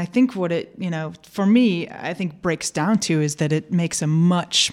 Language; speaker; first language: English; native; English